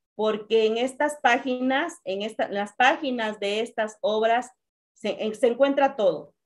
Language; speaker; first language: Spanish; native; Spanish